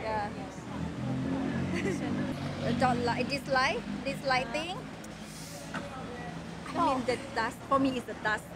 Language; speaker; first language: English; non-native, fluent; Thai